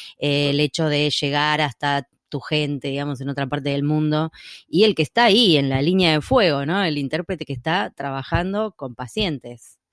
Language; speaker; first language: Spanish; native; Spanish